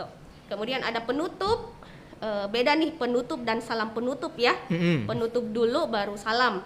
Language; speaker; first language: Indonesian; native; Indonesian